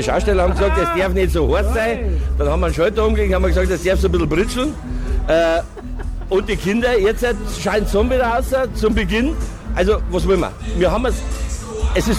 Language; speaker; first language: German; native; German